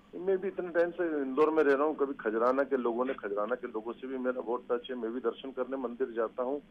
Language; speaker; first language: Hindi; native; Hindi